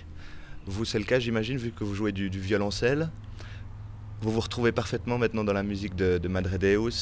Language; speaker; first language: French; native; French